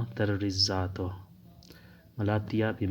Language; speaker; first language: Italian; non-native, learner; Urdu